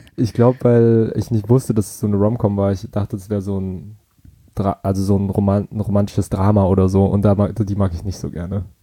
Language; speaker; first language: German; early bilingual, other home language; Vietnamese